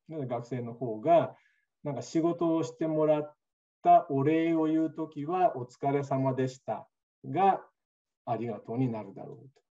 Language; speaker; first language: Japanese; native; Japanese